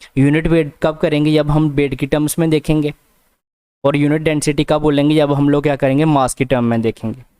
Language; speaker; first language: Hindi; non-native, local second language; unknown